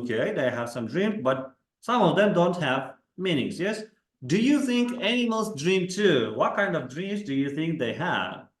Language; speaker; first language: English; non-native, fluent; Kazakh